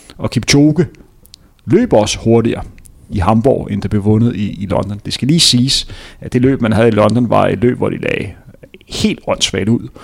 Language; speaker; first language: Danish; native; Danish